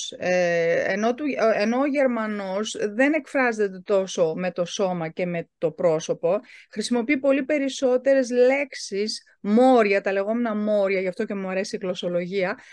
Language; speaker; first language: Greek; early bilingual, heritage; Greek